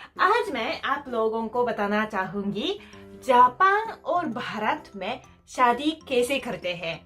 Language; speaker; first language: Hindi; non-native, fluent; Japanese